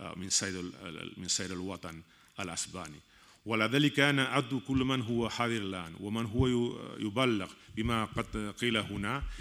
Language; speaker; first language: Arabic; non-native, fluent; Catalan